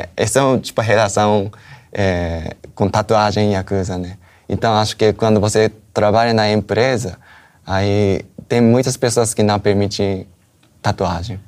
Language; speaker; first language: Portuguese; non-native, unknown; Japanese